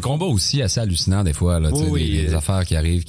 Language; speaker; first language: French; native; French